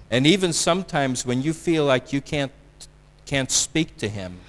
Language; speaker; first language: English; native; English